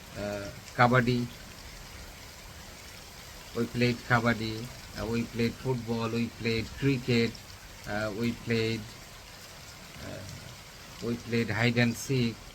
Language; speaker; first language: English; non-native, learner; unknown